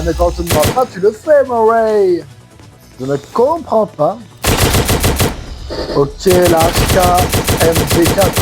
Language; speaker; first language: French; native; French